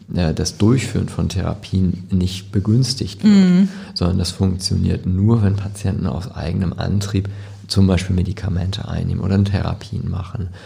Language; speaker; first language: German; native; German